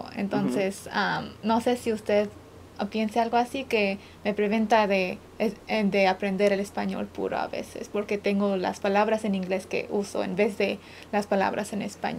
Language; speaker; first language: Spanish; early bilingual, other home language; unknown